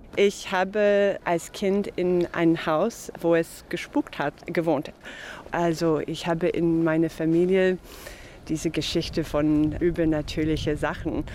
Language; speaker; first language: German; non-native, fluent; English